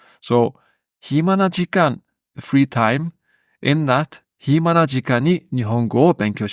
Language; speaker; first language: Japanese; non-native, learner; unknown